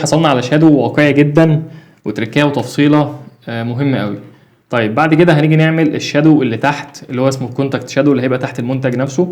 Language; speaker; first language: Arabic; native; Arabic